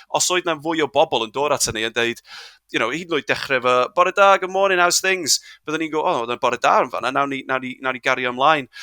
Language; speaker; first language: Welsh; non-native, local second language; English